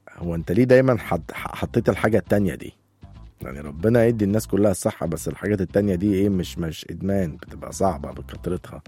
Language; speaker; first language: Arabic; native; Arabic